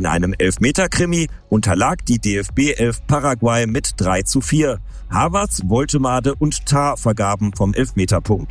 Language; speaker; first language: German; native; German